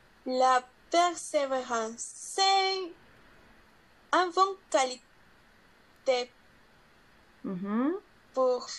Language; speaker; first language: French; non-native, learner; Spanish